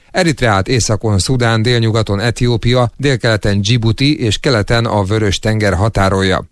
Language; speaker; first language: Hungarian; native; Hungarian